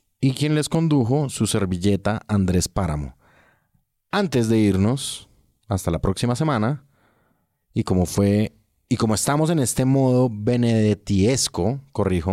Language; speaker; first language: Spanish; native; Spanish